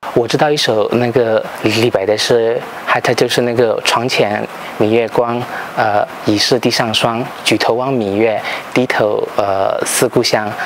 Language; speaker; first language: Chinese; non-native, fluent; Burmese